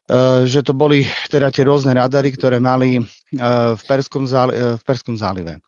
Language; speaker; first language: Slovak; native; Slovak